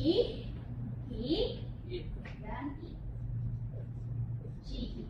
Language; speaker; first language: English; non-native, fluent; Indonesian